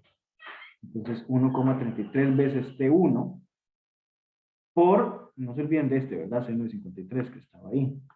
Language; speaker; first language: Spanish; native; Spanish